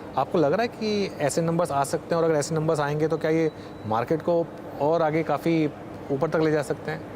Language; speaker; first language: Hindi; native; Hindi